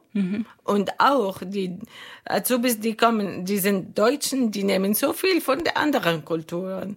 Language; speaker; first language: German; non-native, learner; Arabic